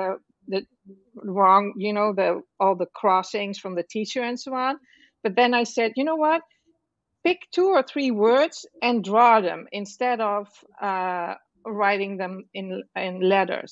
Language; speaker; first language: English; non-native, fluent; Dutch